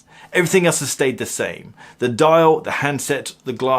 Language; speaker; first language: English; native; English